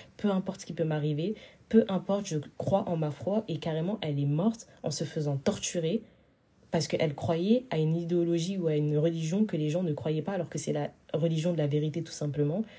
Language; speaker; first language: French; early bilingual, other home language; Wolof